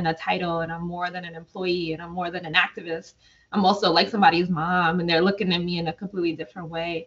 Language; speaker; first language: English; native; English